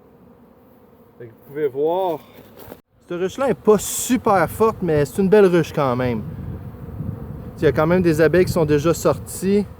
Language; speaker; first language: French; native; French